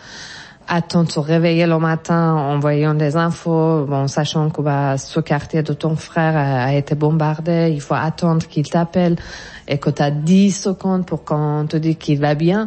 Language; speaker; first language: French; non-native, fluent; Persian